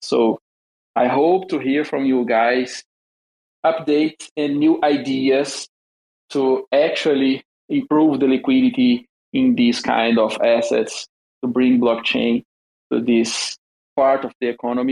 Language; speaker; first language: English; non-native, fluent; Portuguese